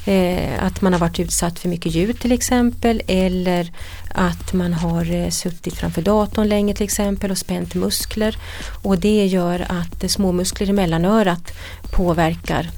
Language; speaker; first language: Swedish; native; Swedish